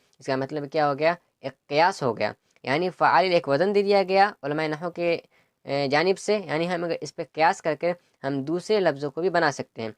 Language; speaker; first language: Urdu; native; Urdu